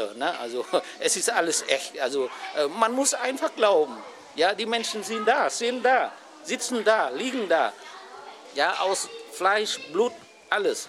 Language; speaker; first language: German; non-native, learner; Vietnamese